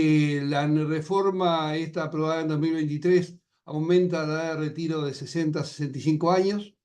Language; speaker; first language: Spanish; native; Spanish